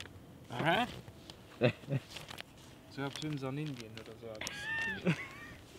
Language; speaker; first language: German; non-native, local second language; Luxembourgish